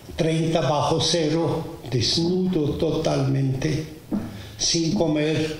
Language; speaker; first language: Spanish; non-native, fluent; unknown